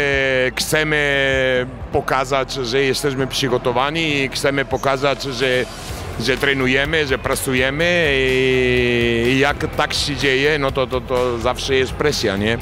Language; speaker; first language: Polish; non-native, learner; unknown